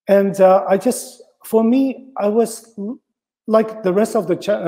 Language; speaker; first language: English; non-native, fluent; Chinese